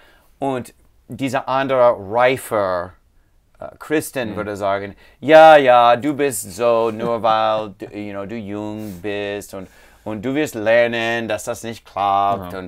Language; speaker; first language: German; non-native, learner; English